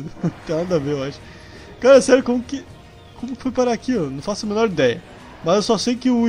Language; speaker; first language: Portuguese; native; Portuguese